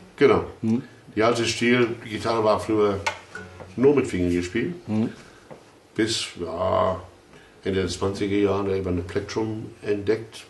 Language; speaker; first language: German; non-native, fluent; English